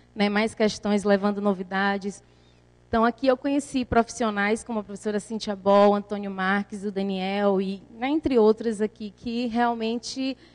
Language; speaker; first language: Portuguese; native; Portuguese